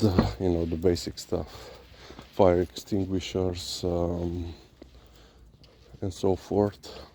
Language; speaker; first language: English; non-native, fluent; Slovenian